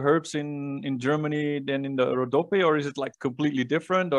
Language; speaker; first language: English; non-native, fluent; Dutch